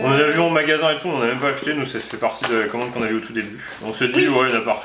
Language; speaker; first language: French; native; French